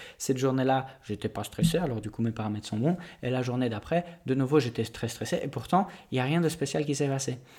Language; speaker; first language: French; non-native, fluent; Polish